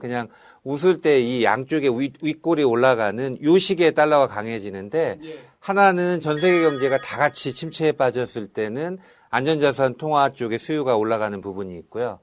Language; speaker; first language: Korean; native; Korean